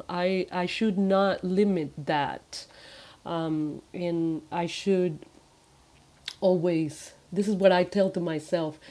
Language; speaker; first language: English; non-native, fluent; Spanish